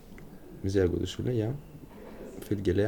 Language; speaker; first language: German; non-native, fluent; Greek